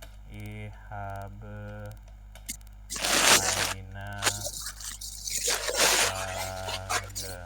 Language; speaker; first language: German; non-native, fluent; Indonesian